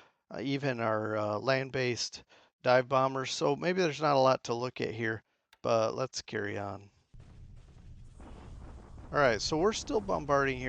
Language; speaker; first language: English; native; English